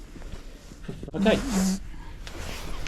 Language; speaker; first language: English; native; English